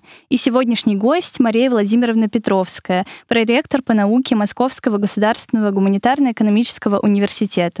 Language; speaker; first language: Russian; native; Russian